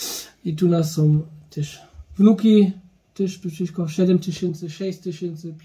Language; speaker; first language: Polish; early bilingual, heritage; German